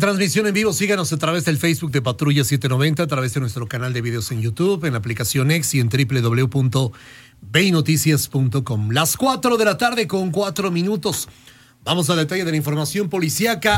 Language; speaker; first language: Spanish; native; Spanish